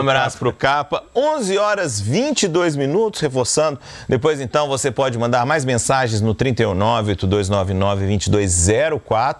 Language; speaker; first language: Portuguese; native; Portuguese